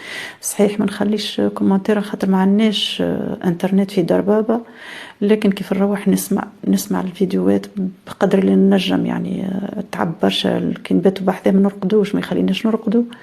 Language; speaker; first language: Arabic; native; Arabic